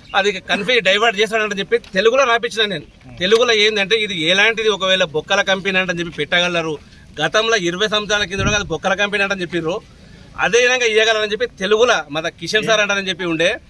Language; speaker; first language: Telugu; native; Telugu